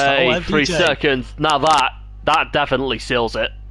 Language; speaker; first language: English; native; English